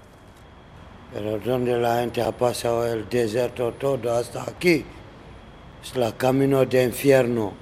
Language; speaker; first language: Spanish; non-native, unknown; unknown